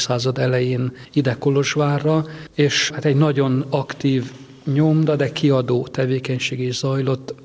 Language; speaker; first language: Hungarian; native; Hungarian